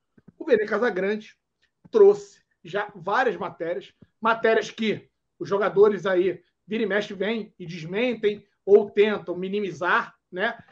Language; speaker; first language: Portuguese; native; Portuguese